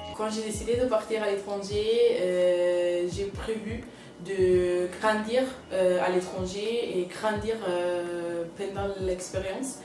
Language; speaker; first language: French; non-native, fluent; Italian